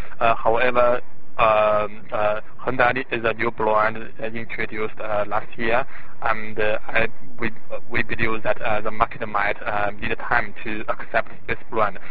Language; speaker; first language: English; non-native, fluent; Chinese